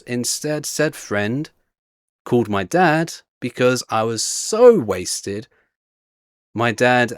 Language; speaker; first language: English; native; English